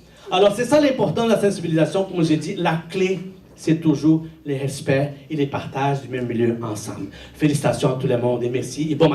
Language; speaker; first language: French; non-native, fluent; Portuguese